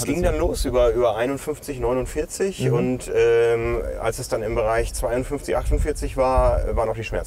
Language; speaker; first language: German; native; German